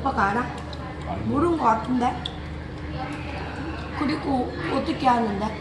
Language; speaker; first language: Korean; non-native, learner; Vietnamese